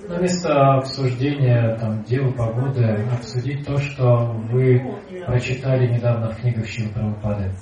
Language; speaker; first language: Russian; native; Russian